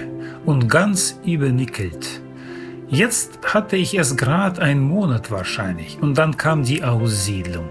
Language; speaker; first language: German; early bilingual, heritage; German